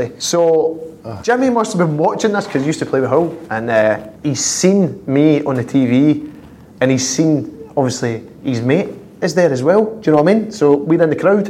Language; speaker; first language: English; native; English